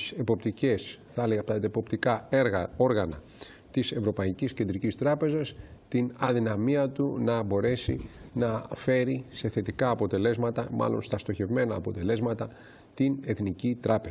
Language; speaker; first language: Greek; native; Greek